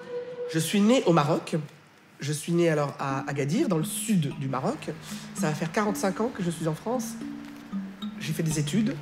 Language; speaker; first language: French; non-native, local second language; Arabic